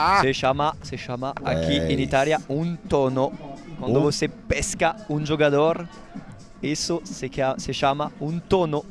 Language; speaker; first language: Portuguese; non-native, learner; Italian